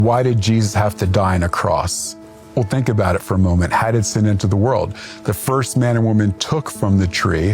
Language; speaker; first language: English; native; English